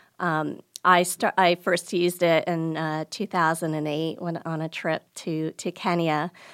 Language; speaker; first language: English; early bilingual, other home language; Gujarati